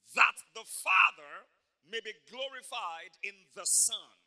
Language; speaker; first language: English; non-native, local second language; Yoruba